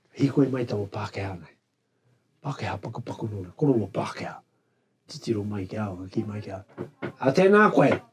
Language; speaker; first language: Māori; native; Māori